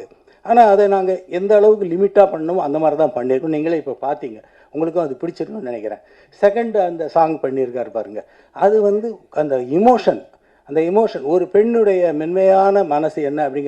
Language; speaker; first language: Tamil; native; Tamil